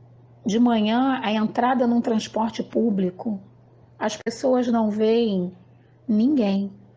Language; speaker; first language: Portuguese; native; Portuguese